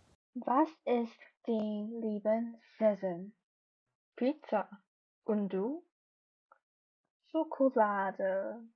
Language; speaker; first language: German; non-native, learner; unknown